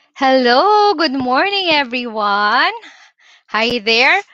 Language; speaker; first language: English; non-native, local second language; Filipino